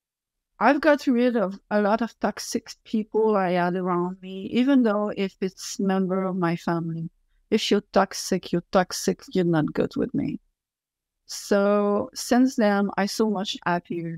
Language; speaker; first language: English; non-native, fluent; French